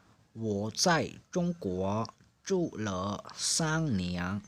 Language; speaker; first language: Chinese; non-native, fluent; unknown